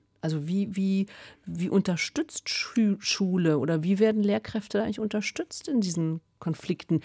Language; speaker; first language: German; native; German